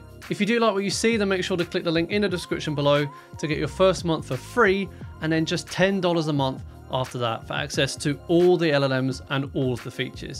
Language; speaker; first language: English; native; English